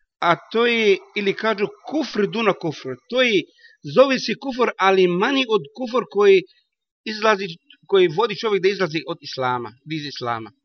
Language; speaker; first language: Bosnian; non-native, learner; Arabic